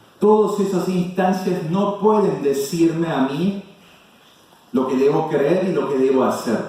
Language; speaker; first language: Spanish; non-native, fluent; German